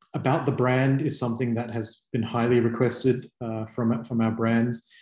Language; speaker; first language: English; native; English